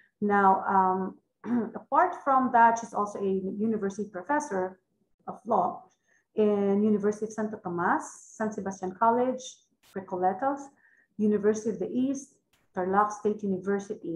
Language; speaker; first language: English; non-native, local second language; Filipino